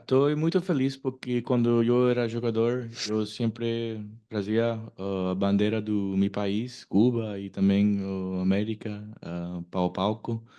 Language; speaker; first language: Portuguese; non-native, learner; English